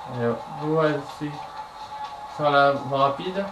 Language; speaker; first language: French; native; French